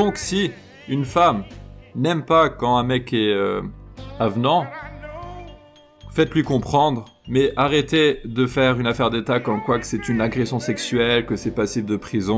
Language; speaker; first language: French; native; French